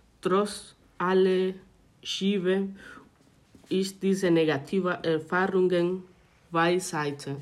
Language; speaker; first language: German; non-native, learner; Spanish